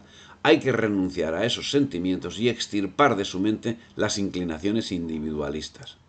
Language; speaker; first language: Spanish; native; Spanish